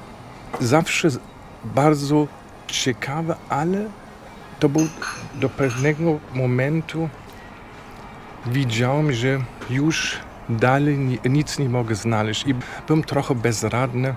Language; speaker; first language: Polish; non-native, fluent; German